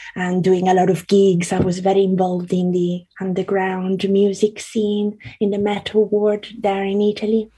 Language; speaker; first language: English; early bilingual, other home language; Italian